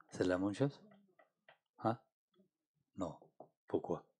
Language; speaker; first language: French; non-native, learner; Tibetan